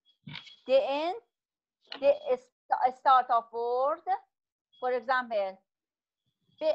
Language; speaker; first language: English; non-native, learner; Persian